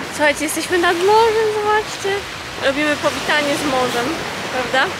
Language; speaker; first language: Polish; native; Polish